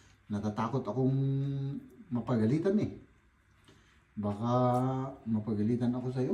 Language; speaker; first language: Filipino; native; Filipino